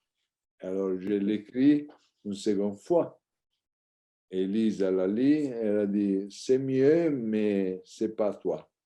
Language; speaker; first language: French; non-native, learner; Italian